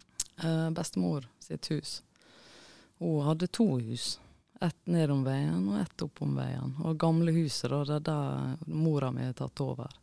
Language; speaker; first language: Norwegian; native; Norwegian